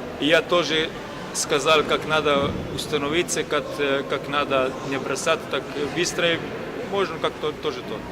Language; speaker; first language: Russian; non-native, learner; Croatian